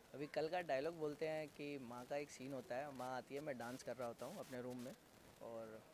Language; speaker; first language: Hindi; native; Hindi